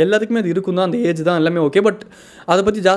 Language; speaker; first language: Tamil; native; Tamil